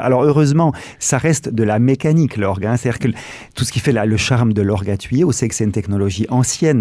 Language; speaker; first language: French; native; French